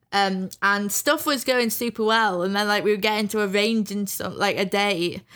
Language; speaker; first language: English; native; English